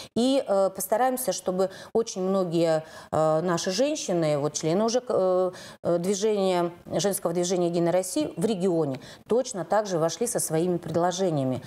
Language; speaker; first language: Russian; native; Russian